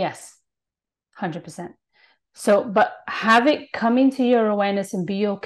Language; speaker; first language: English; native; English